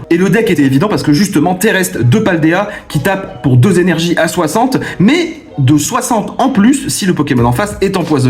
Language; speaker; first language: French; native; French